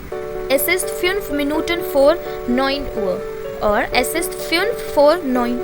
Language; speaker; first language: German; non-native, fluent; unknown